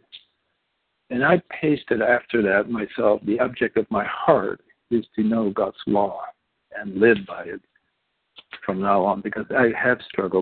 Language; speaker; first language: English; non-native, fluent; Dutch